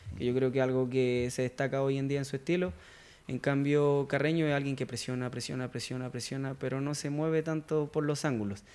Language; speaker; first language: Spanish; native; Spanish